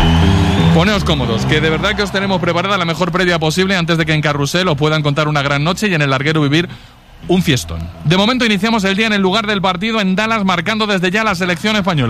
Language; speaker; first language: Spanish; native; Spanish